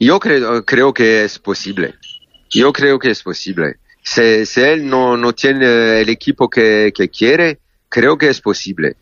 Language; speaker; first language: Spanish; non-native, fluent; French